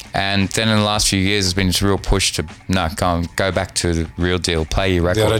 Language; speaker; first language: English; native; English